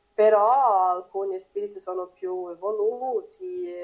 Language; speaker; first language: Italian; non-native, learner; Portuguese